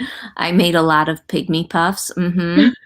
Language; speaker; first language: English; native; English